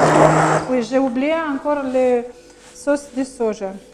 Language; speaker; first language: French; non-native, learner; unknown